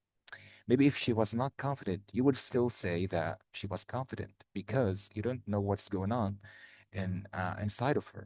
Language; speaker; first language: English; non-native, fluent; Arabic